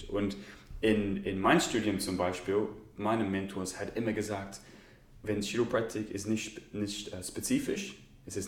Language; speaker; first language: German; non-native, learner; English